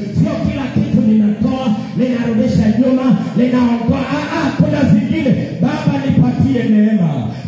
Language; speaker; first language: Swahili; non-native, local second language; Luyia